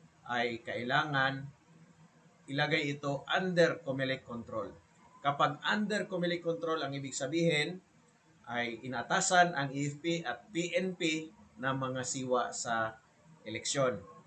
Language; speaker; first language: Filipino; native; Filipino